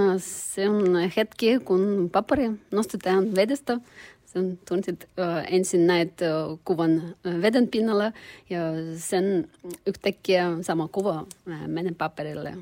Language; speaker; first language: Finnish; non-native, learner; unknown